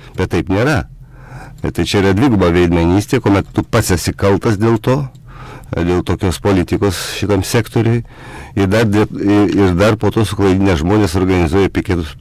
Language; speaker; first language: Lithuanian; native; Lithuanian